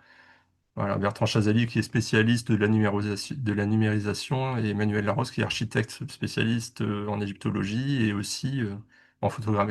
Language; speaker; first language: French; native; French